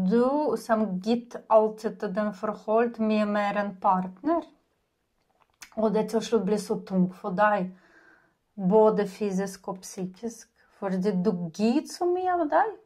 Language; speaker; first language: Norwegian; non-native, learner; Ukrainian